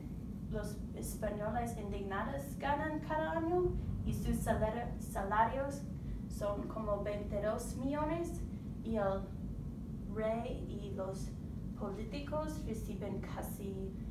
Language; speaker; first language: Spanish; non-native, learner; English